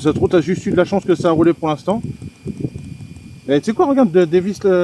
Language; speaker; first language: French; native; French